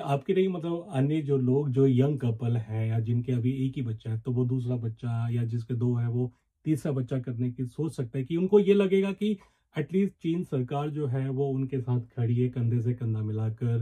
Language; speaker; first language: Hindi; native; Hindi